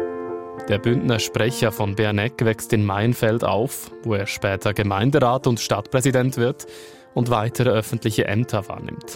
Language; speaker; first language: German; native; German